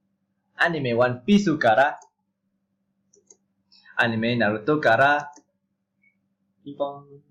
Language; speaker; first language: Japanese; non-native, learner; Malay